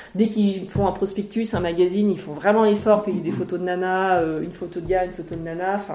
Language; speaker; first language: French; native; French